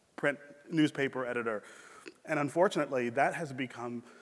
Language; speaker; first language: English; native; English